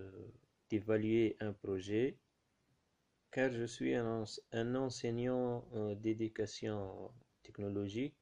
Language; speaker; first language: French; non-native, local second language; Arabic